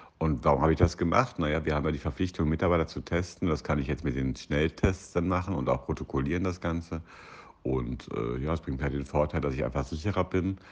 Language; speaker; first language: German; native; German